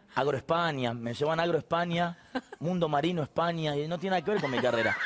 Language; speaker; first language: Spanish; native; Spanish